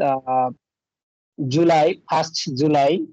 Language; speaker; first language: English; non-native, learner; Bangla